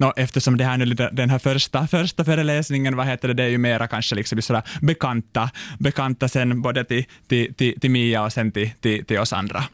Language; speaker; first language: Swedish; non-native, local second language; Finnish